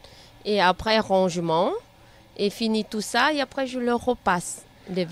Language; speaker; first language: French; non-native, learner; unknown